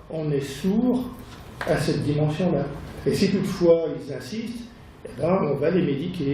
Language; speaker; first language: French; native; French